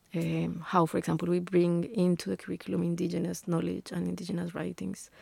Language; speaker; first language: English; non-native, fluent; Spanish